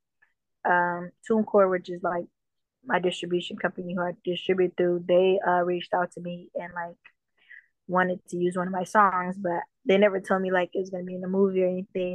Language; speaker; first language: English; native; English